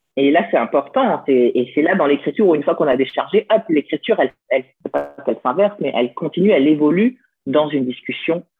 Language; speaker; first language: French; native; French